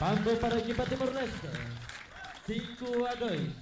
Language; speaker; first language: Portuguese; non-native, local second language; Tetum